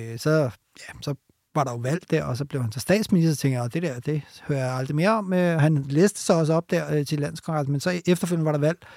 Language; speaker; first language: Danish; early bilingual, other home language; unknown